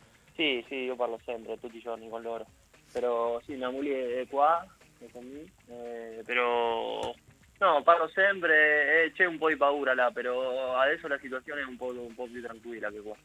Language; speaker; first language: Italian; non-native, learner; Spanish